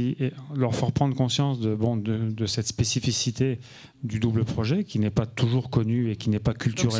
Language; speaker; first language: French; native; French